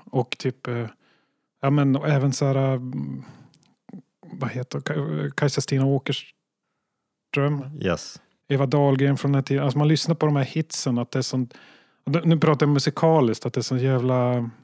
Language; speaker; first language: Swedish; native; Swedish